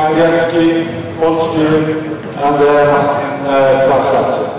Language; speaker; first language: Polish; non-native, learner; Swedish